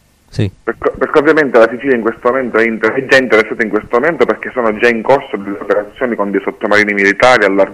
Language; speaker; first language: Italian; native; Italian